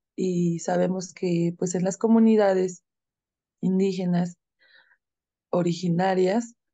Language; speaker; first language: Spanish; native; Spanish